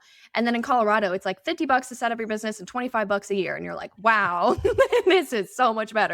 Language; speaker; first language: English; native; English